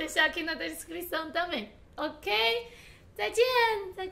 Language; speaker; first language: Portuguese; non-native, fluent; Chinese